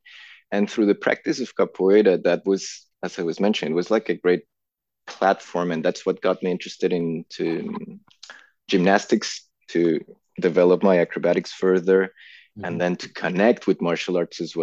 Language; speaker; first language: English; non-native, fluent; Spanish